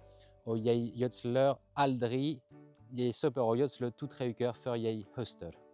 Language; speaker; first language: Norwegian; non-native, fluent; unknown